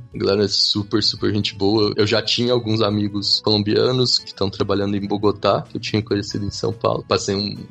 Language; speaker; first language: Portuguese; native; Portuguese